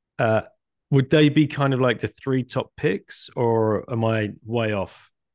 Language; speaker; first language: English; native; English